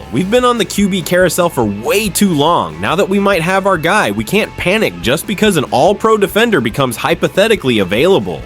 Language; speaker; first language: English; native; English